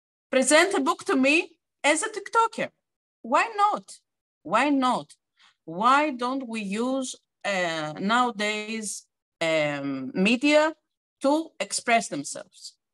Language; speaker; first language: English; non-native, fluent; Greek